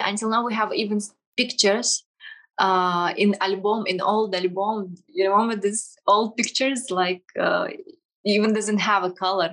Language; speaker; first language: English; non-native, fluent; Kazakh